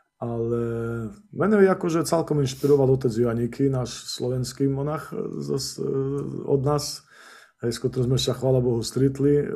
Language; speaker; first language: Slovak; non-native, local second language; Rusyn